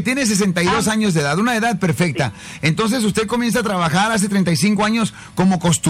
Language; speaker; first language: Spanish; native; Spanish